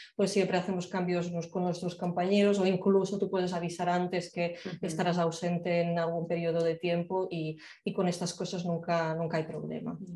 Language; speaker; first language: Spanish; non-native, fluent; Slovak